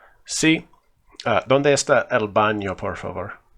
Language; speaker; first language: Spanish; non-native, learner; English